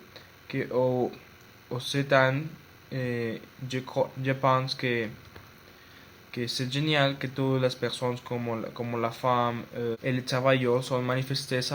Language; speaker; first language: French; non-native, learner; Spanish